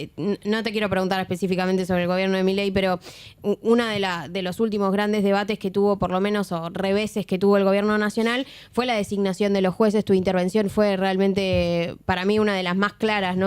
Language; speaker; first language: Spanish; native; Spanish